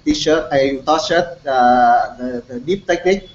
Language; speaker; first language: English; non-native, learner; Vietnamese